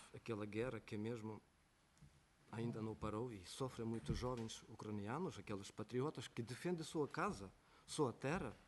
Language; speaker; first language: Portuguese; non-native, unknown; Ukrainian